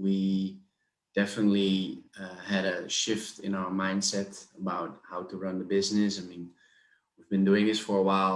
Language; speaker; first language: English; non-native, fluent; Dutch